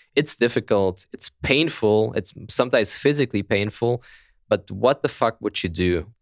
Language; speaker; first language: English; non-native, fluent; German